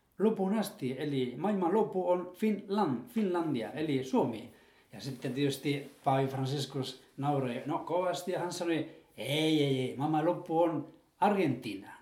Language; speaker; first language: Finnish; non-native, fluent; Spanish